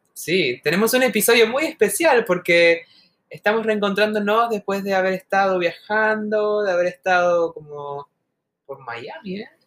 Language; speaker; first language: Spanish; native; Spanish